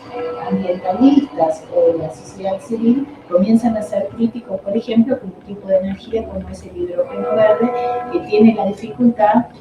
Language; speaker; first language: Spanish; native; Spanish